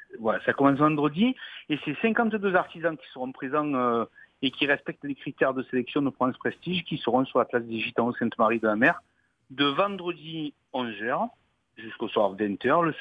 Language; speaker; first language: French; native; French